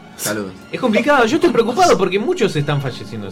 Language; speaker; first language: Spanish; native; Spanish